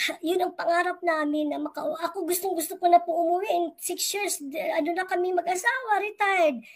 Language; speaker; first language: Filipino; non-native, local second language; Waray